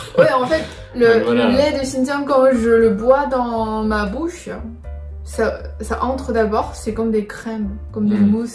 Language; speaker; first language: French; non-native, learner; Chinese